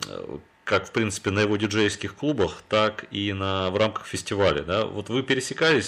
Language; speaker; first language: Russian; native; Russian